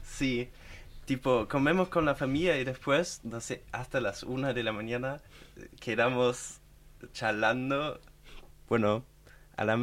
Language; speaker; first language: Spanish; non-native, fluent; German